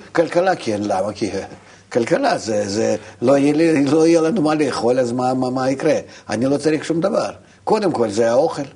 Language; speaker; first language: Hebrew; non-native, fluent; Russian